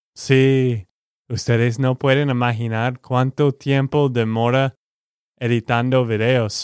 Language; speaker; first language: Spanish; non-native, learner; English